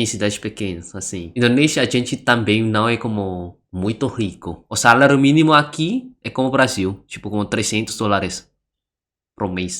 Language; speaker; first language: Portuguese; non-native, learner; Indonesian